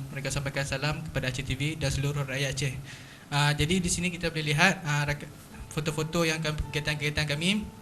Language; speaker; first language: Malay; native; Malay